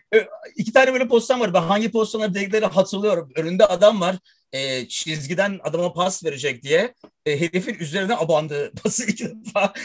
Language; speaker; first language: Turkish; early bilingual, heritage; Turkish